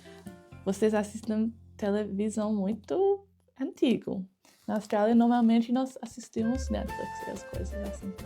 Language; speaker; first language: Portuguese; non-native, learner; English